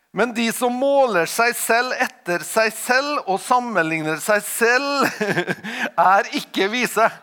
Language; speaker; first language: Norwegian; native; Norwegian